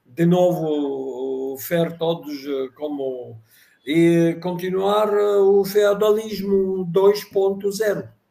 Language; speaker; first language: Portuguese; non-native, fluent; Russian